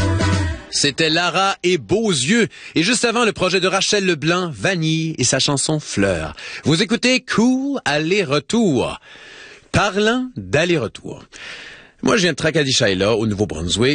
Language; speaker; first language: French; native; French